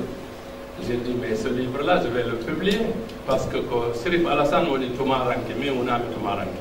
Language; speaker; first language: French; non-native, local second language; Fula